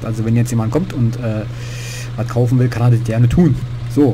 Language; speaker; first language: German; native; German